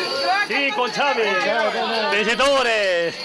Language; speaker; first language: Spanish; non-native, learner; Korean